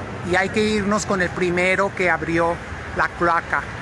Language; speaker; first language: Spanish; native; Spanish